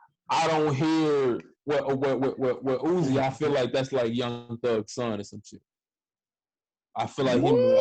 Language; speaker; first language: English; native; English